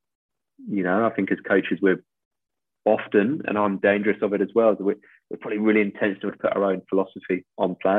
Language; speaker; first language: English; native; English